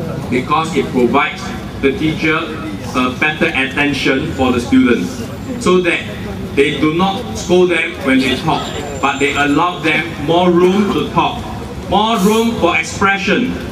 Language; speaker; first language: English; non-native, local second language; Chinese